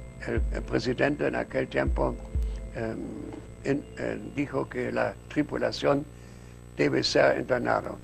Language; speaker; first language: Spanish; non-native, fluent; German